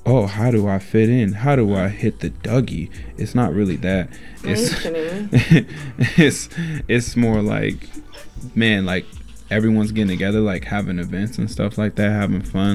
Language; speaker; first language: English; native; English